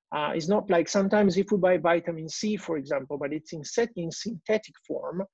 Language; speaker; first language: English; non-native, fluent; Italian